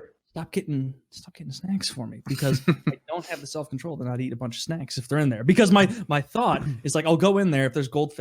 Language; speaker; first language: English; native; English